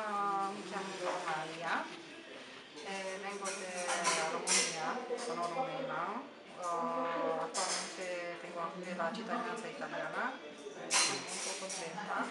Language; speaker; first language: Italian; non-native, fluent; Romanian